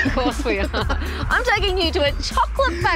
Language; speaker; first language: English; native; English